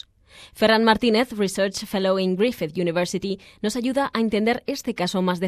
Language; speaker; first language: Spanish; native; Spanish